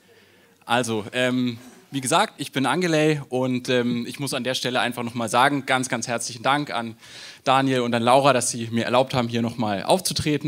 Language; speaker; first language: German; native; German